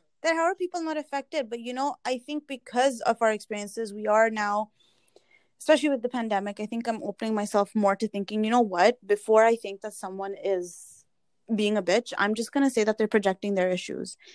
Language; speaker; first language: English; non-native, local second language; Hindi